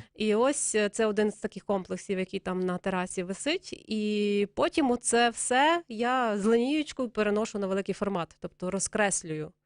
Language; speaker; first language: Ukrainian; native; Ukrainian